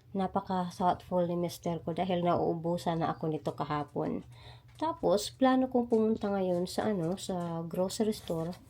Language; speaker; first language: Filipino; native; Filipino